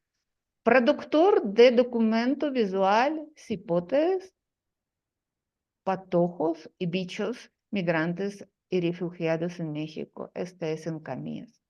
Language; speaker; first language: Spanish; non-native, fluent; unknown